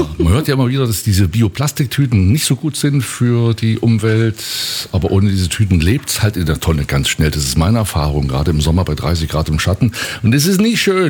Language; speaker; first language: German; native; German